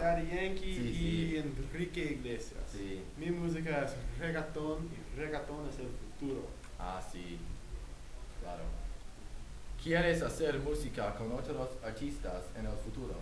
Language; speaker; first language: Spanish; non-native, learner; English